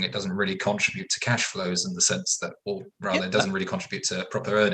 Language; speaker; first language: English; native; English